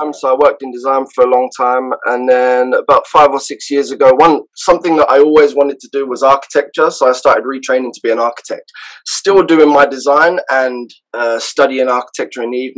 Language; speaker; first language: English; native; English